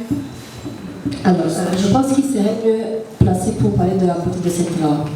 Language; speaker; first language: French; non-native, local second language; Rundi